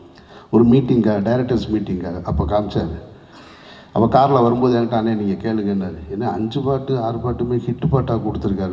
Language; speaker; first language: Tamil; native; Tamil